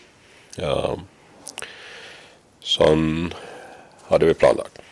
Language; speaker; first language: Norwegian; non-native, fluent; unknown